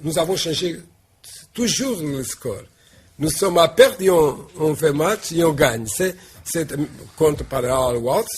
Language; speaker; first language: French; non-native, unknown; Portuguese